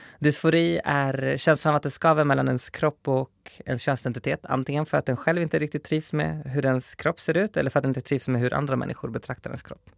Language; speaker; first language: Swedish; early bilingual, other home language; Spanish